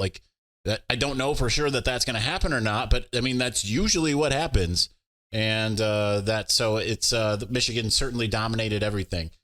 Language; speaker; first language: English; native; English